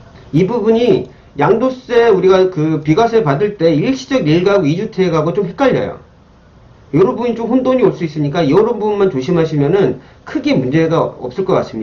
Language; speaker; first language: Korean; native; Korean